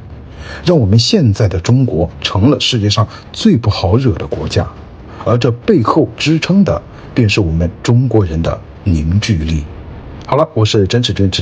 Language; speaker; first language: Chinese; native; Chinese